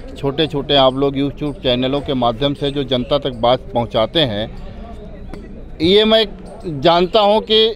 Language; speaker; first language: Hindi; native; Hindi